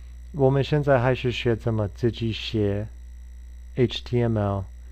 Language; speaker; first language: Chinese; non-native, fluent; English